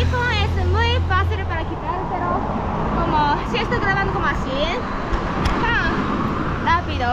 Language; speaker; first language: Spanish; non-native, learner; Japanese